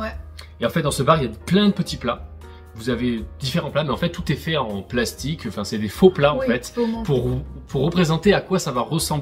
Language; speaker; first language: French; native; French